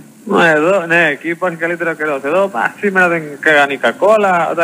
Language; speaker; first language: Greek; non-native, learner; Spanish